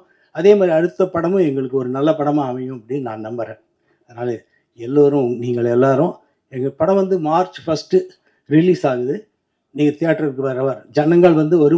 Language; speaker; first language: Tamil; native; Tamil